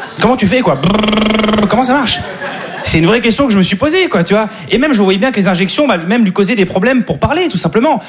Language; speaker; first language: French; native; French